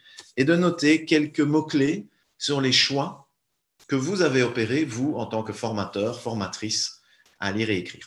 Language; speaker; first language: French; native; French